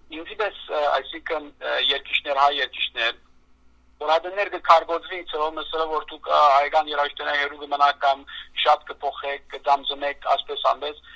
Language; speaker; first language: Armenian; native; Armenian